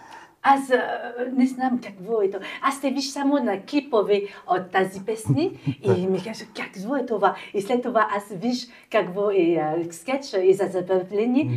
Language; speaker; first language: Bulgarian; non-native, learner; French